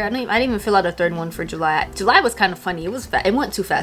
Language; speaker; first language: English; native; English